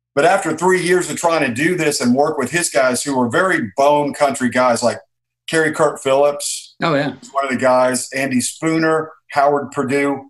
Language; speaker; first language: English; native; English